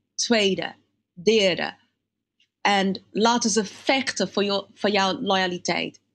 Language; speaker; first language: Dutch; non-native, fluent; English